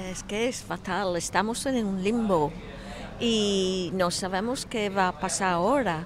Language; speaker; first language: Spanish; non-native, fluent; English